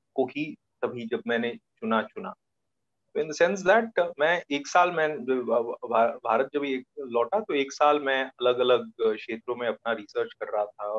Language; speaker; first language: Hindi; non-native, local second language; Marathi